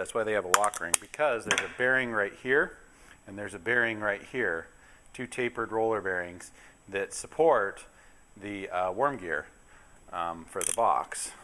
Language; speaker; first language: English; native; English